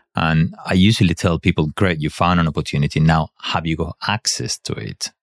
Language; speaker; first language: English; non-native, fluent; Spanish